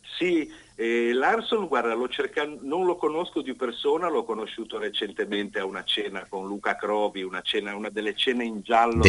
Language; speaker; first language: Italian; native; Italian